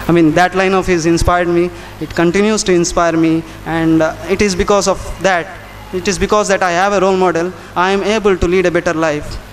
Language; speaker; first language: English; non-native, local second language; Kannada